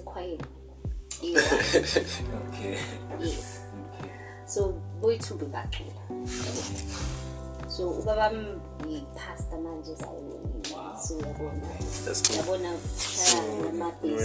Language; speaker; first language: English; non-native, local second language; Zulu